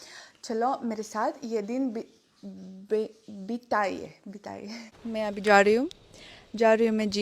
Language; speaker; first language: Hindi; non-native, fluent; Russian